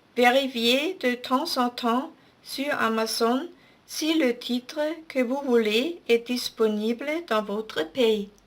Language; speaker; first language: French; non-native, fluent; German